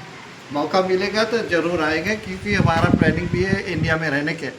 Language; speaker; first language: Hindi; early bilingual, heritage; Hindi